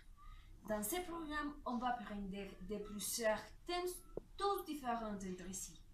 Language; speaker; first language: French; non-native, learner; Spanish